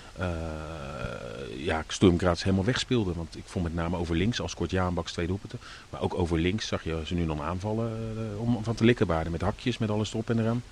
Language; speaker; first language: Dutch; native; Dutch